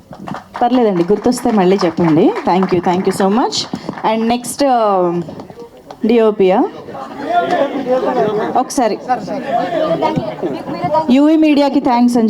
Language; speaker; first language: Telugu; native; Telugu